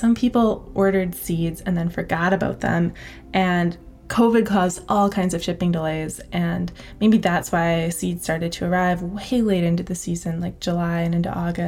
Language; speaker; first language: English; native; English